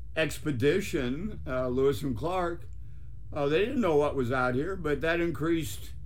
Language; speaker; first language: English; native; English